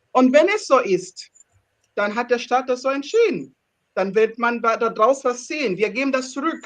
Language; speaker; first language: German; non-native, fluent; Ganda